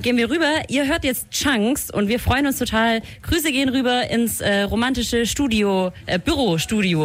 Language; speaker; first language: German; native; German